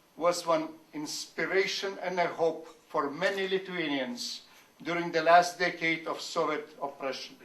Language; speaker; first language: English; non-native, fluent; Lithuanian